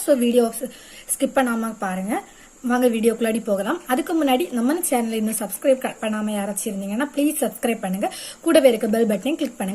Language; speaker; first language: Tamil; native; Tamil